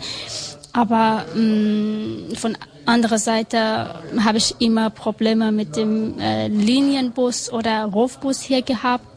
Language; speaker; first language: German; non-native, learner; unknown